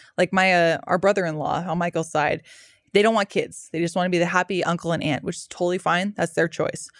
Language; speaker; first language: English; native; English